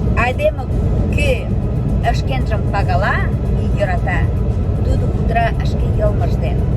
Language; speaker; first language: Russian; non-native, local second language; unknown